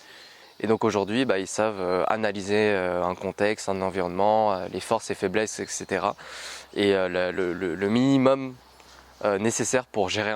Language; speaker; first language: French; native; French